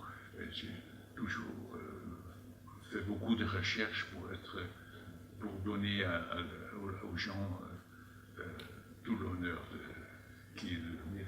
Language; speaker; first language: French; non-native, fluent; Dutch